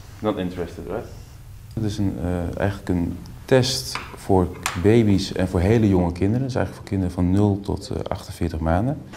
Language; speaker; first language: Dutch; native; Dutch